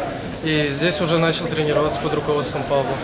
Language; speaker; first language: Russian; native; Russian